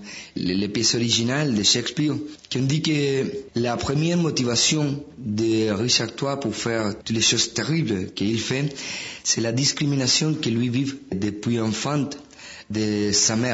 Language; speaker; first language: French; non-native, fluent; Spanish